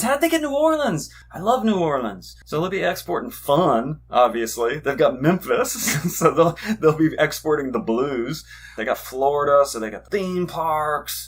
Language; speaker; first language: English; native; English